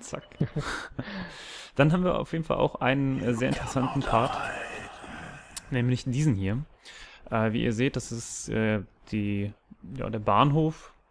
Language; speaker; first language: German; native; German